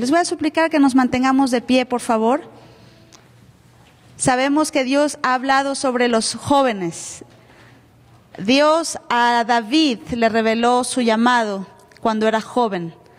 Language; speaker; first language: Spanish; native; Spanish